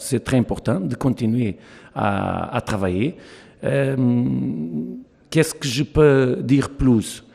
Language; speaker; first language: French; non-native, learner; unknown